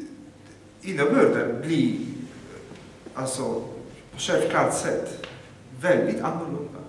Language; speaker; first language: Swedish; non-native, fluent; Polish